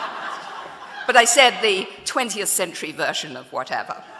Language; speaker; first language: English; native; English